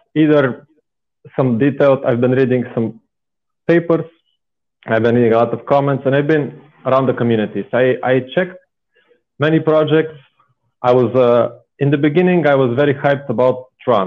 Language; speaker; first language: English; non-native, fluent; Bulgarian